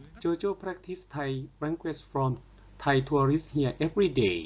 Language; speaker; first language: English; non-native, learner; Thai